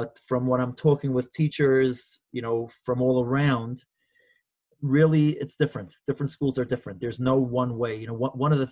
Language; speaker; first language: English; native; English